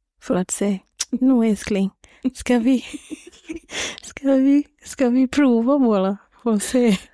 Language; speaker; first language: Swedish; non-native, learner; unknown